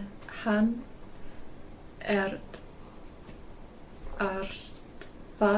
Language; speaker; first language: Icelandic; non-native, learner; English